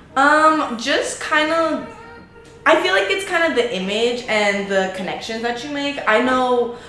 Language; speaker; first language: English; native; English